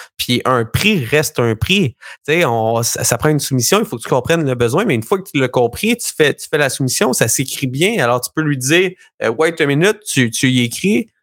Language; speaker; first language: French; native; French